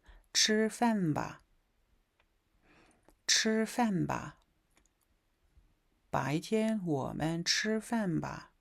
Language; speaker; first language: Chinese; non-native, fluent; Mongolian